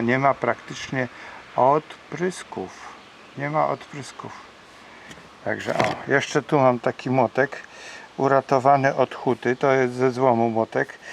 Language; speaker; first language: Polish; native; Polish